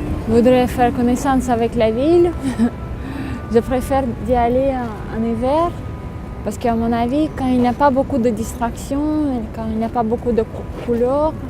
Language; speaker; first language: French; non-native, fluent; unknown